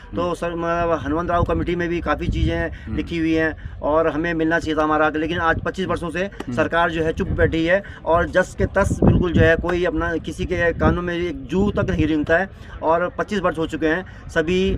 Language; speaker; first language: Hindi; native; Hindi